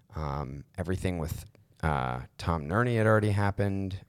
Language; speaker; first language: English; native; English